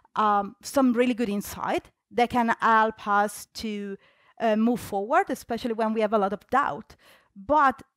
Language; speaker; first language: English; non-native, fluent; Italian